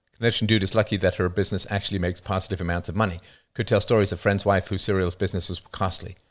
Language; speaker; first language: English; native; English